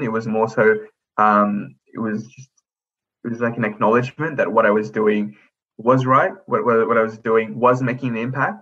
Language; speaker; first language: English; native; English